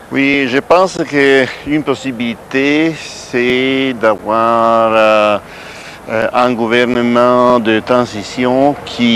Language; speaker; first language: French; non-native, fluent; Italian